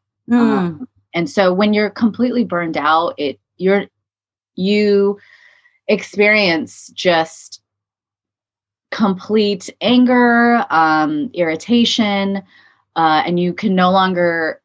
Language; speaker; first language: English; native; English